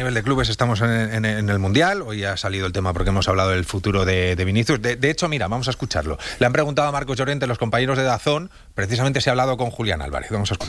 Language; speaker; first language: Spanish; native; Spanish